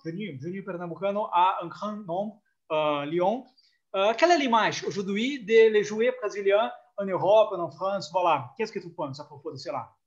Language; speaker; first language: French; non-native, fluent; Portuguese